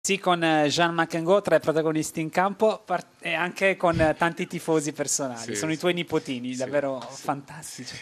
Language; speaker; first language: Italian; native; Italian